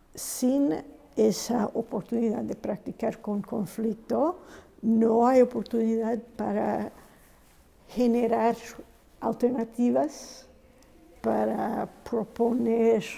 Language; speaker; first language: Spanish; non-native, fluent; English